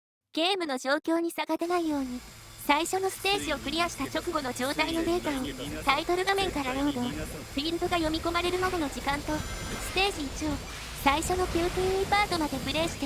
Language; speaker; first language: Japanese; native; Japanese